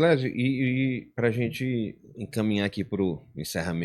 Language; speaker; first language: Portuguese; native; Portuguese